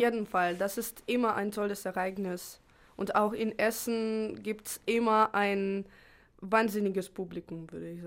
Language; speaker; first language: German; non-native, fluent; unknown